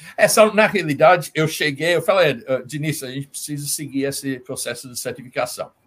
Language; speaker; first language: Portuguese; non-native, fluent; English